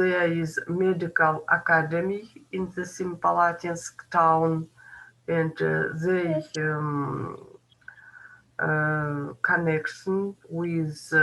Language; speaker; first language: English; non-native, learner; Kazakh